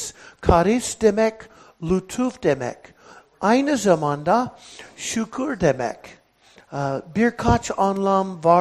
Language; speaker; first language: Turkish; non-native, fluent; English